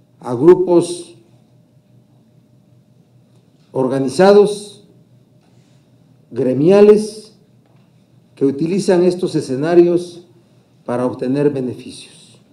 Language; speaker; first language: Spanish; native; Spanish